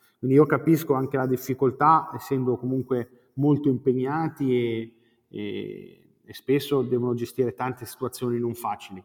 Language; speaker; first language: Italian; native; Italian